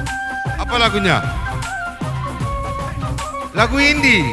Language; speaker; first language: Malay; non-native, local second language; Tamil